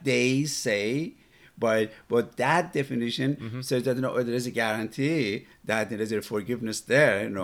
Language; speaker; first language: English; non-native, fluent; Persian